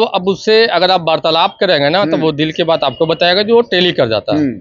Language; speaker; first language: Hindi; native; Hindi